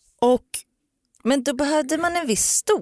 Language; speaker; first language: Swedish; native; Swedish